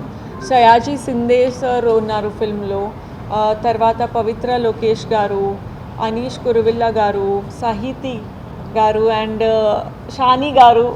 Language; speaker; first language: Telugu; non-native, fluent; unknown